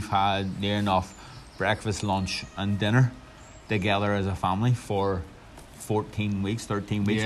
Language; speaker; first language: English; native; English